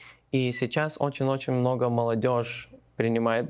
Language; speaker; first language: Russian; non-native, learner; Lithuanian